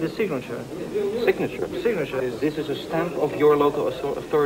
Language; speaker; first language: English; non-native, fluent; Russian